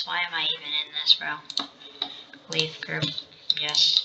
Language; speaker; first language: English; native; English